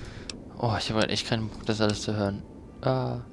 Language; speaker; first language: German; native; German